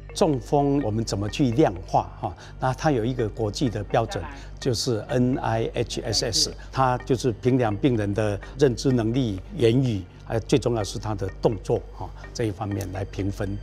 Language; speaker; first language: Chinese; native; Chinese